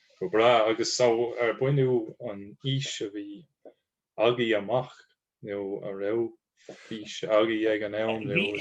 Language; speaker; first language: Irish; non-native, local second language; English